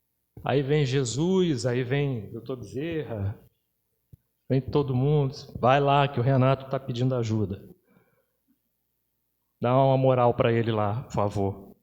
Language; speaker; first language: Portuguese; native; Portuguese